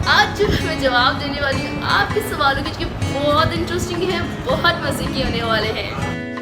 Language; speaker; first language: Urdu; native; Urdu